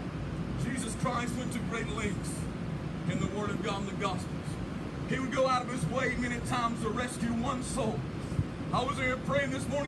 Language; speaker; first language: English; native; English